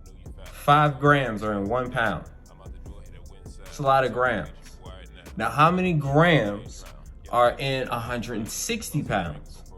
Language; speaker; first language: English; native; English